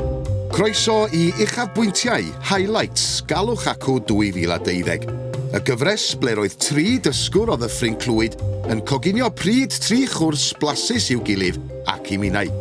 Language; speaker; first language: Welsh; native; Welsh